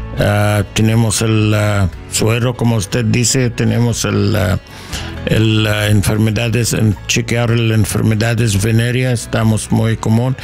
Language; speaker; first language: Spanish; non-native, learner; English